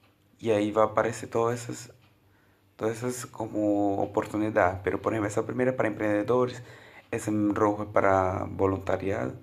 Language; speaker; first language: Spanish; non-native, local second language; Portuguese